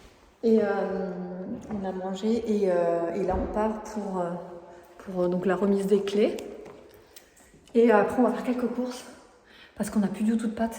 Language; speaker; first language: French; native; French